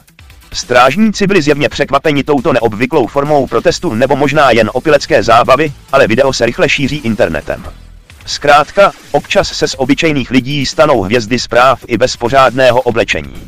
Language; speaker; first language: Czech; native; Czech